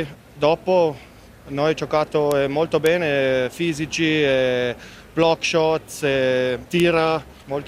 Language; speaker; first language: Italian; non-native, learner; German